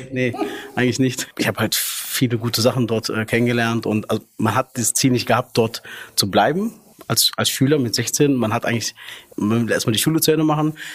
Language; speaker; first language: German; early bilingual, other home language; Arabic